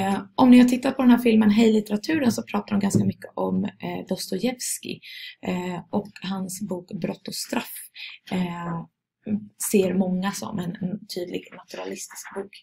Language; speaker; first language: Swedish; native; Swedish